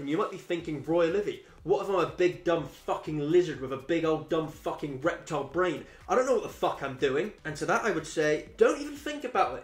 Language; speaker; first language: English; native; English